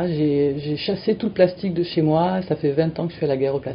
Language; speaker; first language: French; native; French